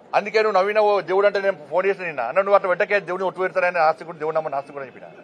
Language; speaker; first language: Telugu; native; Telugu